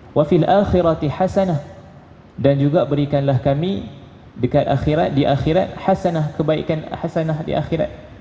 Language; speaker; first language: Malay; native; Malay